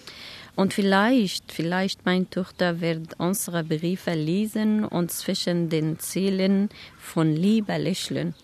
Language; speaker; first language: German; non-native, learner; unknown